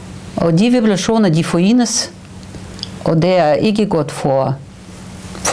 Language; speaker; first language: Danish; non-native, fluent; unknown